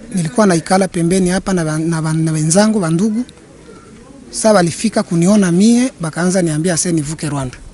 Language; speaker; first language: Swahili; non-native, local second language; Kinyarwanda